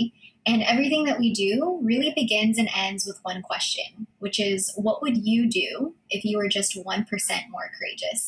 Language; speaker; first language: English; early bilingual, other home language; Filipino